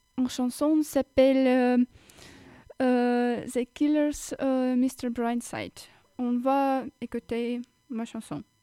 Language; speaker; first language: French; non-native, learner; Russian